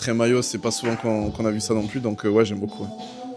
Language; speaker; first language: French; native; French